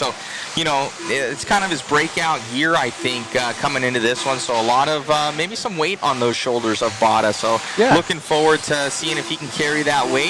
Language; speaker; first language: English; native; English